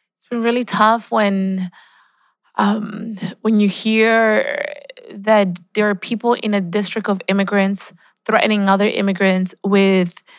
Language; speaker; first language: English; early bilingual, other home language; Spanish